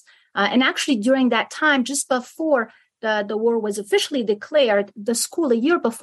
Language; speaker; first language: English; non-native, fluent; Arabic